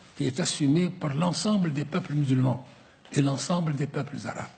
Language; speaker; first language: French; non-native, local second language; Arabic